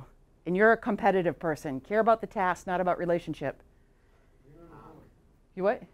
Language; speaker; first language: English; native; English